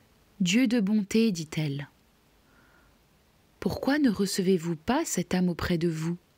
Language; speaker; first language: French; native; French